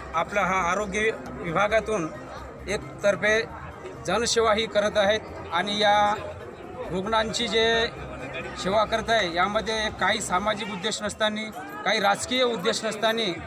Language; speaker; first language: Marathi; non-native, local second language; Lambadi